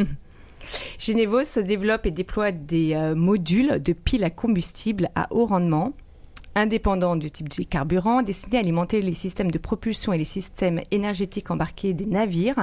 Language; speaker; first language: French; native; French